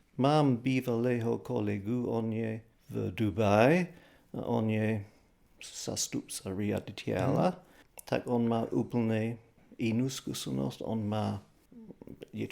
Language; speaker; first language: Slovak; non-native, fluent; English